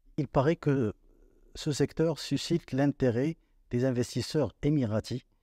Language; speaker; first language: French; non-native, local second language; Arabic